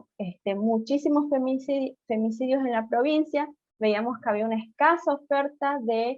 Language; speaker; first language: Spanish; native; Spanish